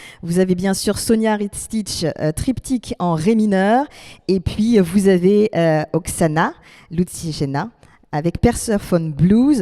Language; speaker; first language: French; native; French